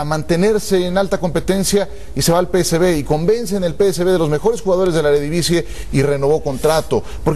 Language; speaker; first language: Spanish; native; Spanish